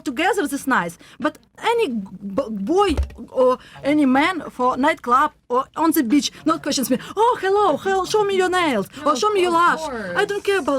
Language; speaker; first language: English; non-native, learner; Russian